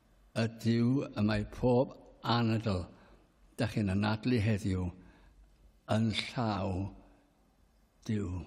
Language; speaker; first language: Welsh; native; Welsh